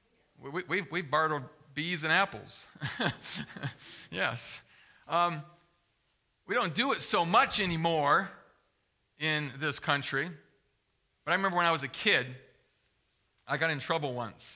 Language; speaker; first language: English; native; English